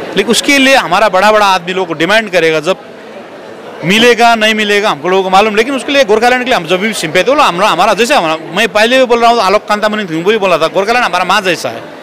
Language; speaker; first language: Hindi; non-native, local second language; Nepali